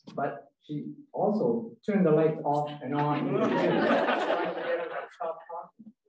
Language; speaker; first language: English; native; English